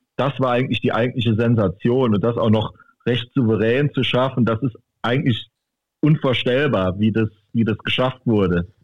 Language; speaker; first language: German; native; German